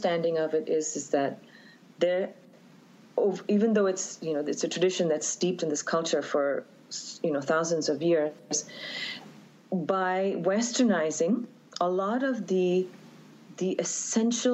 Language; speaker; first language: English; native; English